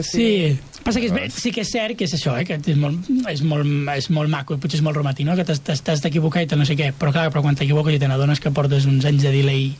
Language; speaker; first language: Catalan; native; Catalan